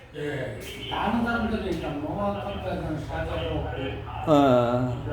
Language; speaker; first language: Korean; native; Korean